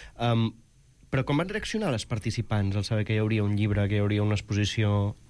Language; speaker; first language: Catalan; native; Catalan